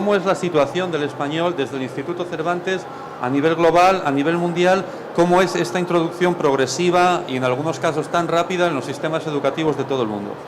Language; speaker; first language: Spanish; native; Spanish